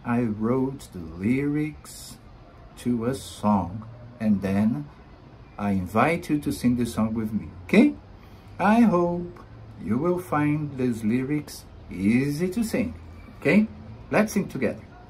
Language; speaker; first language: English; non-native, fluent; Portuguese